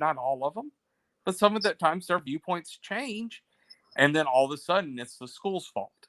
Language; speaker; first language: English; native; English